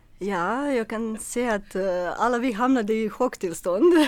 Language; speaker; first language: Swedish; non-native, fluent; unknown